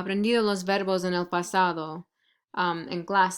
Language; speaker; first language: Spanish; non-native, fluent; English